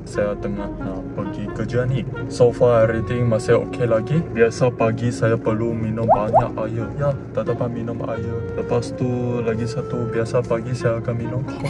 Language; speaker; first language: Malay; non-native, local second language; Chinese